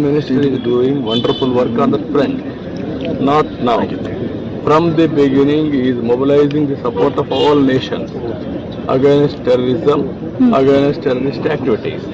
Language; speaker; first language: English; non-native, local second language; Telugu